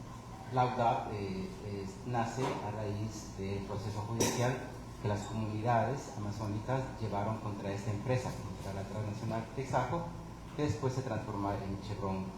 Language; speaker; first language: Spanish; native; Spanish